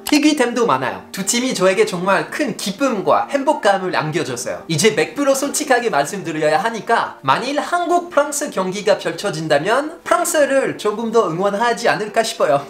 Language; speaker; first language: Korean; non-native, fluent; French